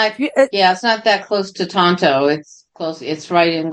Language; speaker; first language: English; native; English